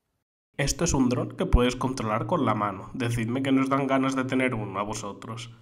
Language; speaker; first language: Spanish; native; Spanish